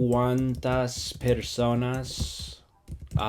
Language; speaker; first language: Spanish; non-native, fluent; English